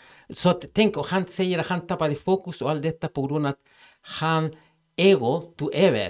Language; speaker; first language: Swedish; non-native, fluent; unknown